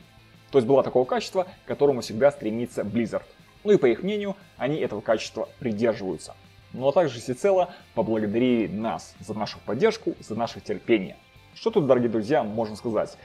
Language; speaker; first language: Russian; native; Russian